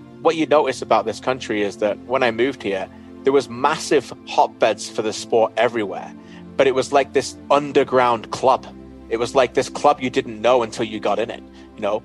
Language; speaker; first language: English; native; English